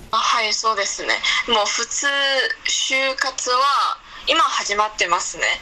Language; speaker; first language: Japanese; non-native, fluent; Korean